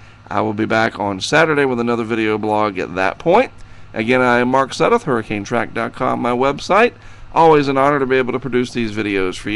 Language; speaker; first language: English; native; English